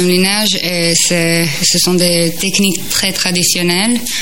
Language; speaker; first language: French; non-native, fluent; Croatian